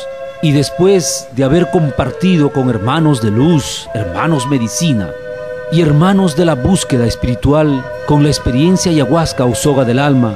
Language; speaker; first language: Spanish; native; Spanish